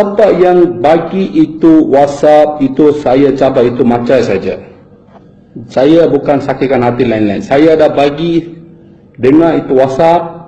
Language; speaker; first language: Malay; non-native, fluent; Bangla